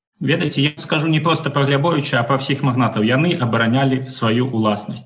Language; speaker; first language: Belarusian; non-native, local second language; Russian